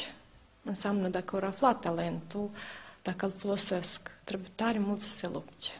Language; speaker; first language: Romanian; non-native, local second language; Serbian